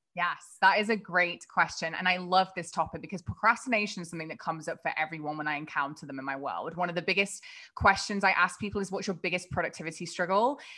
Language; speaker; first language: English; native; English